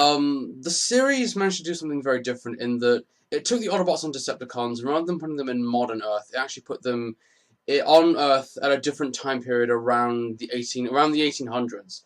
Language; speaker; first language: English; native; English